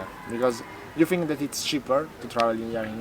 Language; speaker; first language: English; non-native, learner; Italian